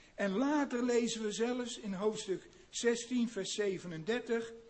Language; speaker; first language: Dutch; native; Dutch